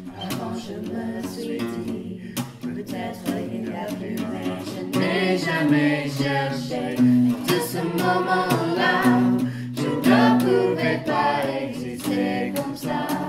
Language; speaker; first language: French; non-native, learner; English